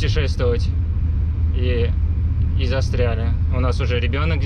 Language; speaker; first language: Russian; native; Russian